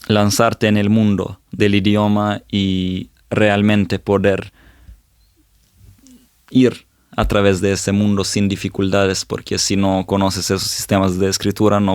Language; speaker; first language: Spanish; non-native, fluent; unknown